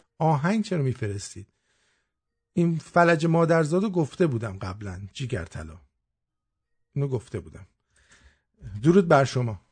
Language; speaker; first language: Persian; native; Persian